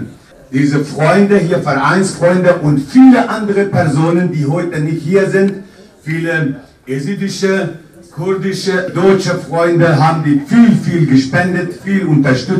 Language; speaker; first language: German; non-native, fluent; Kurdish